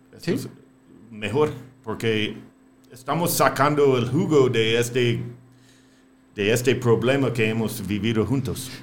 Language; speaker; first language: Spanish; non-native, fluent; English